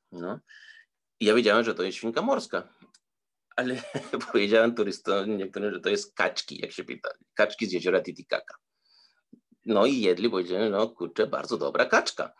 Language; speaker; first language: Polish; early bilingual, heritage; Spanish